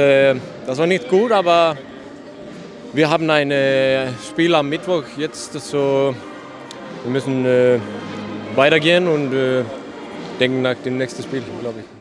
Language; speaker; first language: German; non-native, learner; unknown